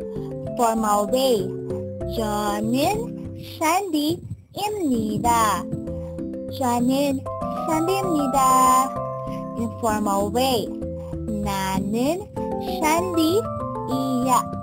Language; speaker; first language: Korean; non-native, learner; Filipino